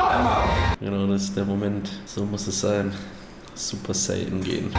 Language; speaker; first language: German; native; German